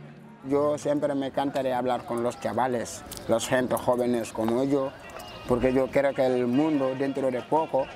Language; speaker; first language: Spanish; non-native, local second language; Wolof